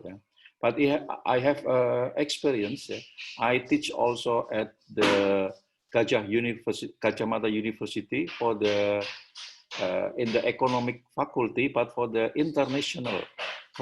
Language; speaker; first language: English; non-native, learner; Indonesian